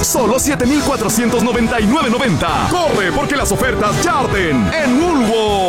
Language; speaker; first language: Spanish; native; Spanish